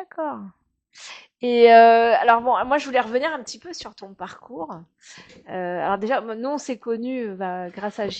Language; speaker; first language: French; native; French